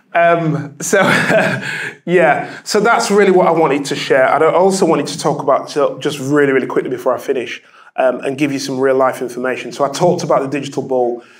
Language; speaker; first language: English; native; English